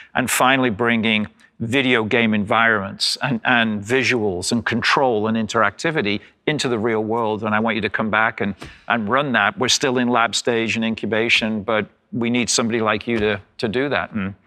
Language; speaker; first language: English; native; English